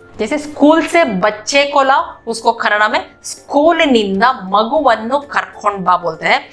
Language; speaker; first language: Hindi; non-native, local second language; Kannada